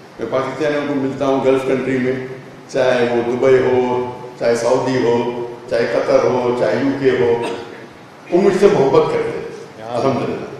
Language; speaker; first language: Urdu; non-native, local second language; Konkani